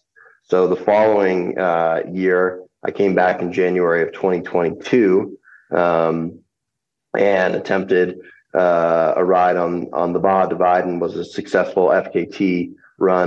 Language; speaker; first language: English; native; English